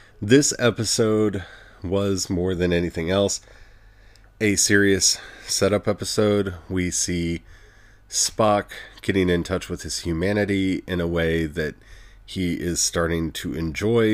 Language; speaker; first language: English; native; English